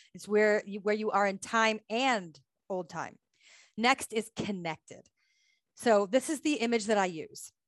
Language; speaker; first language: English; native; English